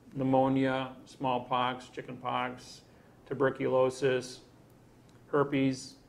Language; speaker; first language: English; native; English